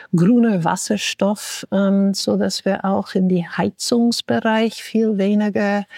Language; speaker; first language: German; non-native, fluent; English